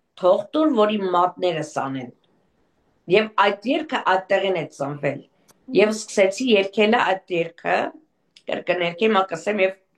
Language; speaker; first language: Armenian; native; Armenian